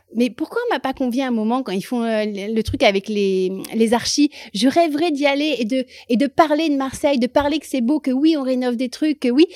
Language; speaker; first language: French; native; French